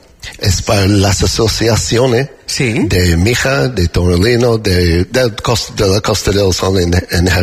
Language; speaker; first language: Spanish; non-native, learner; English